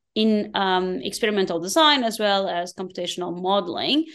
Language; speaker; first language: English; non-native, fluent; Portuguese